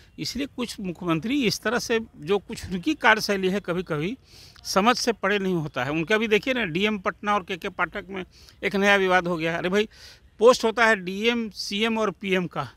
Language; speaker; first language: Hindi; native; Hindi